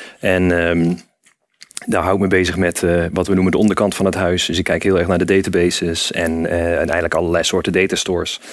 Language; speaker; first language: Dutch; native; Dutch